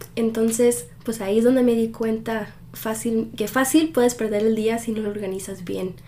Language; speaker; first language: Spanish; early bilingual, heritage; Spanish